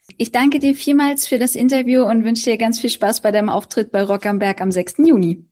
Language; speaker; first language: German; native; German